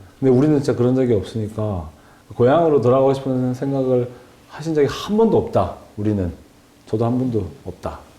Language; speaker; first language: Korean; native; Korean